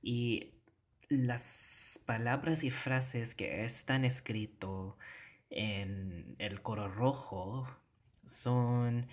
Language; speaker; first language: Spanish; non-native, learner; Cebuano